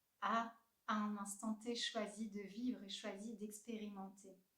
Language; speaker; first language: French; native; French